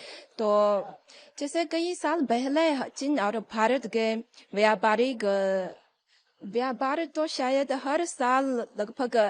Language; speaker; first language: Hindi; non-native, fluent; Chinese